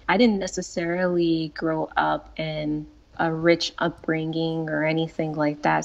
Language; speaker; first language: English; native; English